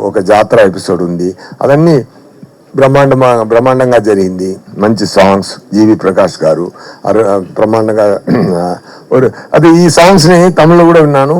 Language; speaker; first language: Telugu; non-native, fluent; Tamil